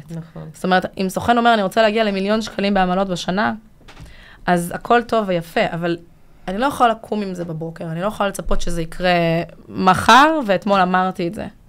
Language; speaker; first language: Hebrew; early bilingual, other home language; Russian